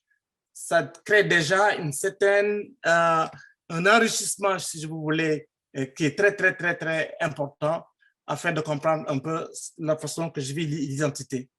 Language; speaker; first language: French; non-native, local second language; Fula